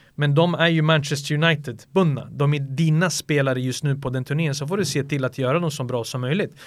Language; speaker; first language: Swedish; early bilingual, other home language; Bosnian